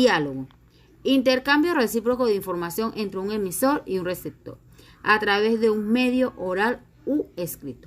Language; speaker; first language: Spanish; native; Spanish